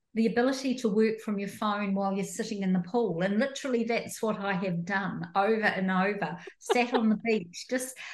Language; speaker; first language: English; native; English